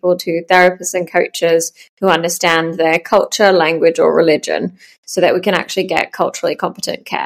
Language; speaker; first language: English; native; English